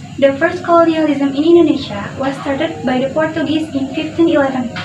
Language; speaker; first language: English; non-native, learner; Indonesian